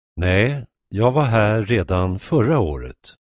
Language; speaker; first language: Swedish; non-native, fluent; Persian